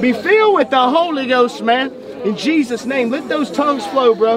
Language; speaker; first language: English; native; English